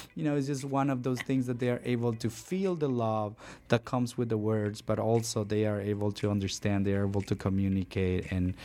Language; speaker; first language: English; non-native, fluent; Spanish